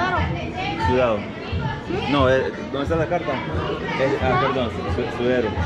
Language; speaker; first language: Spanish; non-native, learner; English